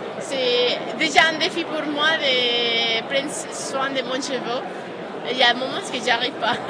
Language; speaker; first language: French; non-native, fluent; Spanish